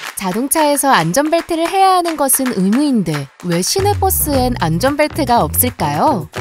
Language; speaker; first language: Korean; native; Korean